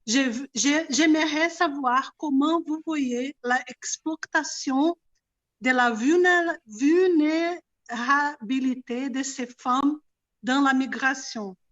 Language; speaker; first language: French; non-native, learner; Portuguese